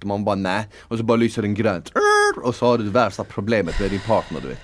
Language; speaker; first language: Swedish; native; Swedish